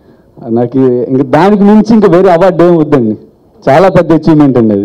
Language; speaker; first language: Telugu; native; Telugu